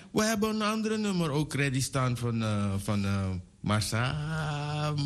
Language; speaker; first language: Dutch; native; Dutch